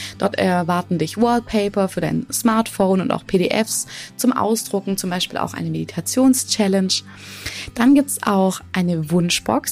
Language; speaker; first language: German; native; German